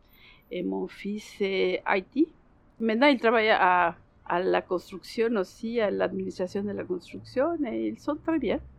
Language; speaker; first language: French; non-native, learner; Spanish